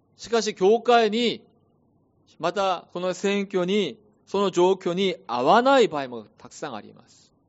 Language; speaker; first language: Japanese; non-native, fluent; Korean